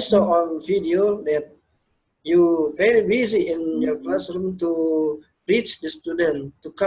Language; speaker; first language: English; non-native, learner; Indonesian